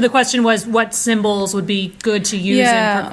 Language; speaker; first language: English; native; English